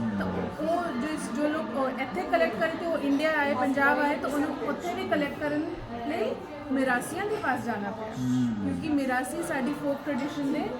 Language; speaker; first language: Punjabi; non-native, local second language; Hindi